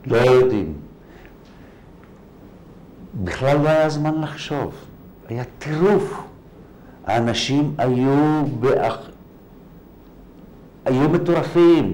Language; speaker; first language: Hebrew; non-native, fluent; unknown